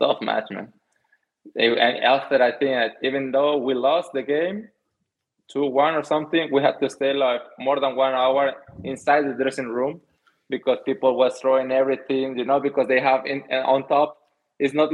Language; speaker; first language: English; non-native, fluent; Spanish